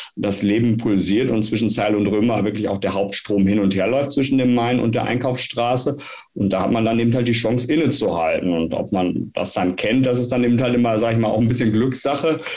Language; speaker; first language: German; native; German